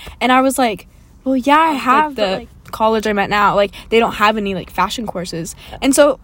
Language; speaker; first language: English; native; English